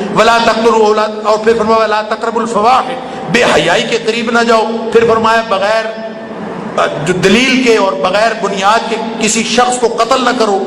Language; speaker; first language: Urdu; non-native, local second language; Punjabi